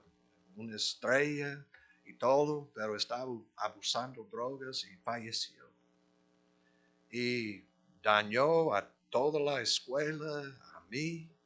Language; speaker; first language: Spanish; non-native, fluent; English